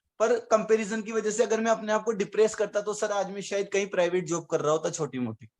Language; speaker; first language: Hindi; native; Hindi